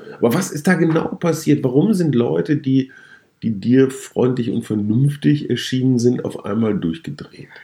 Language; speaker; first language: German; native; German